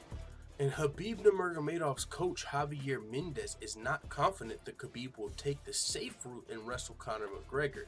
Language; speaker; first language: English; native; English